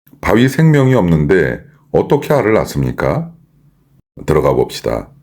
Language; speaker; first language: Korean; native; Korean